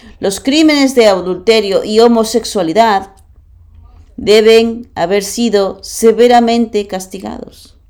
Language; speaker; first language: Spanish; non-native, fluent; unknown